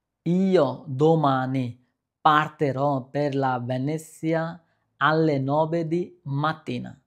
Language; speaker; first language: Italian; non-native, learner; Bangla